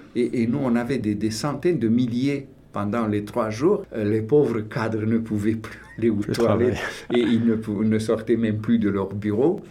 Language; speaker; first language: French; non-native, fluent; Romanian